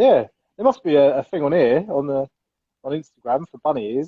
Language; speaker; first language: English; native; English